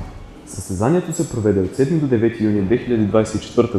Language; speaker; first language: Bulgarian; native; Bulgarian